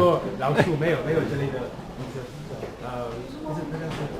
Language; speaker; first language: Chinese; non-native, learner; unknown